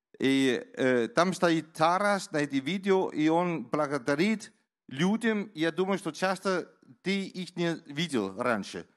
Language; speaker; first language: Russian; non-native, learner; Danish